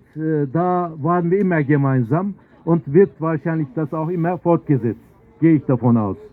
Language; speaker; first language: German; non-native, fluent; Turkish